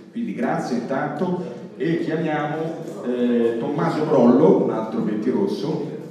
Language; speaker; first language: Italian; native; Italian